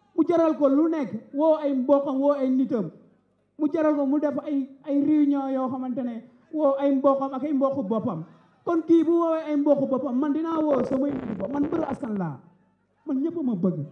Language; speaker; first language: Wolof; non-native, local second language; Serer